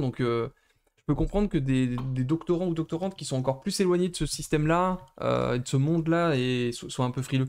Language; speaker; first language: French; native; French